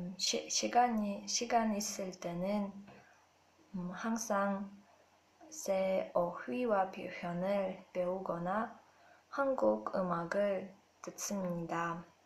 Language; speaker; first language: Korean; non-native, learner; Russian